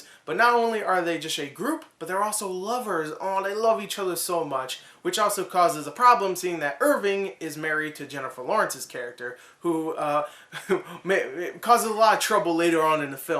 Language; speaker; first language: English; native; English